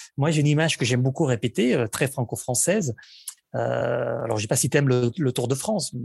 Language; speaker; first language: French; non-native, fluent; Catalan